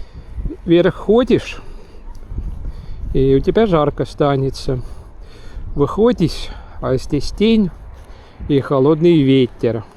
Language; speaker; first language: Russian; non-native, local second language; Estonian